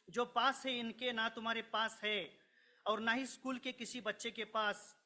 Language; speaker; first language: Hindi; non-native, local second language; Marathi